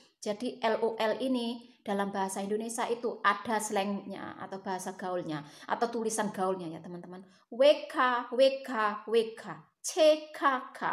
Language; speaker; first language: Indonesian; native; Indonesian